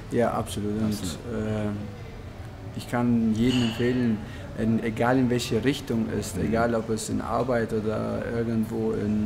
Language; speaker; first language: German; non-native, fluent; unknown